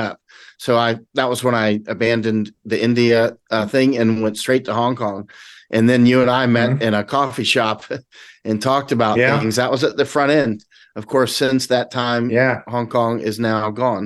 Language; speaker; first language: English; native; English